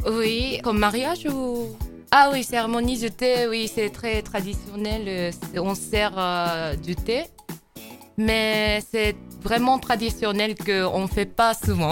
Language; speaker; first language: French; non-native, fluent; Japanese